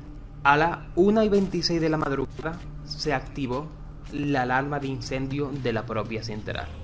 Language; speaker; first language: Spanish; native; Spanish